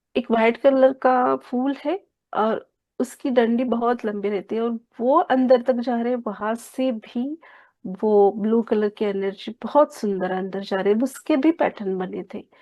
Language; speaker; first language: Hindi; non-native, local second language; Marathi